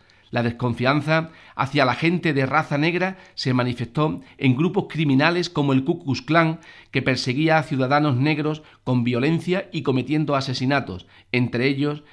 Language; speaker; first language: Spanish; native; Spanish